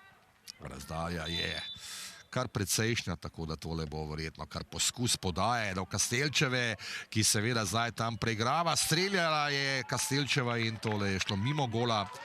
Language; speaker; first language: Slovenian; native; Slovenian